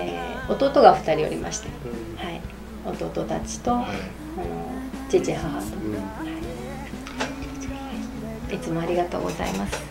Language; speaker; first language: Japanese; native; Japanese